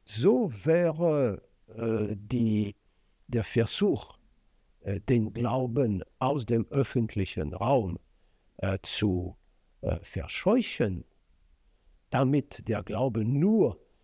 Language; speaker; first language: German; non-native, fluent; French